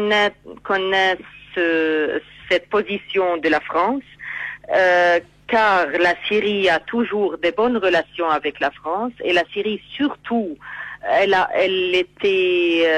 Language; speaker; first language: French; non-native, fluent; Arabic